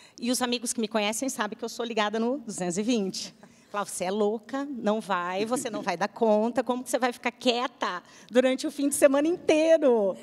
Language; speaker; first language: Portuguese; native; Portuguese